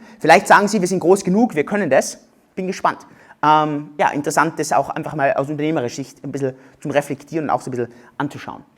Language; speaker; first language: German; native; German